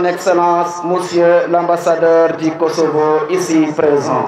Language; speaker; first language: French; non-native, local second language; Serer